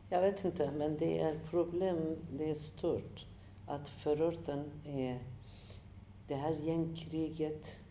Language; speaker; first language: Swedish; non-native, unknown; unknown